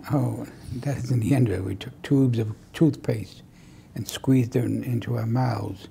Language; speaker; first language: English; native; English